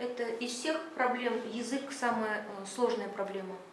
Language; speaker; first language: Russian; native; Russian